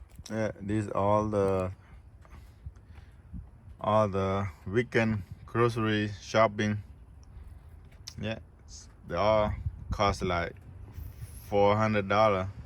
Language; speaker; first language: English; non-native, learner; Khmer